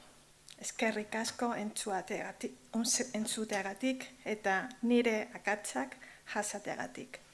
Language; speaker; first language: Basque; non-native, learner; Spanish